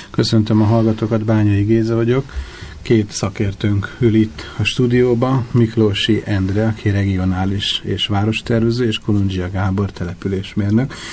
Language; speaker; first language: Hungarian; native; Hungarian